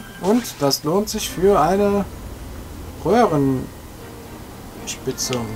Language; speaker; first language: German; native; German